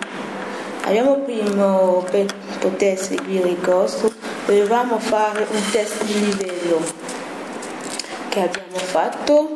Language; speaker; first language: Italian; non-native, fluent; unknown